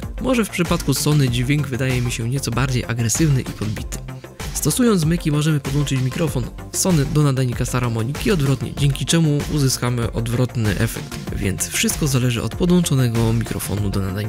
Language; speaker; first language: Polish; native; Polish